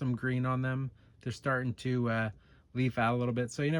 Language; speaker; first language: English; native; English